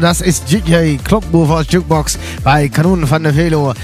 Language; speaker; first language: German; non-native, learner; Dutch